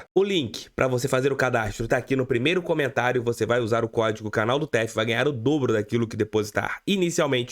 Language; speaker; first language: Portuguese; native; Portuguese